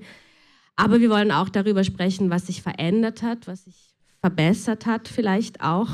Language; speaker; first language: German; native; German